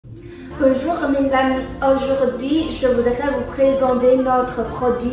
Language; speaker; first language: French; non-native, learner; Chinese